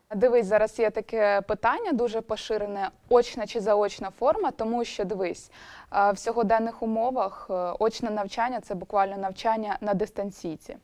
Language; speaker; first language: Ukrainian; native; Ukrainian